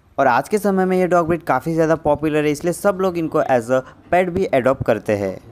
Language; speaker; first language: Hindi; native; Hindi